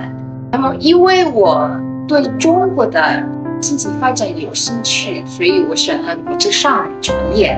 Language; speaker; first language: Chinese; non-native, fluent; Indonesian